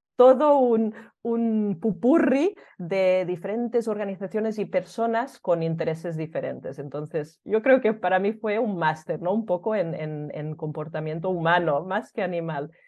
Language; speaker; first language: Spanish; early bilingual, other home language; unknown